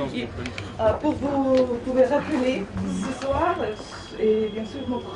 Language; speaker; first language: French; non-native, learner; Russian